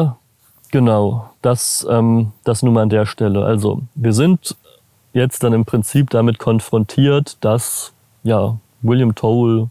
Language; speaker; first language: German; native; German